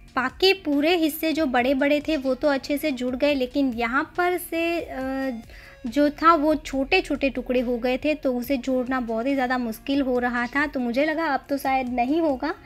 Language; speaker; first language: Hindi; non-native, local second language; Gujarati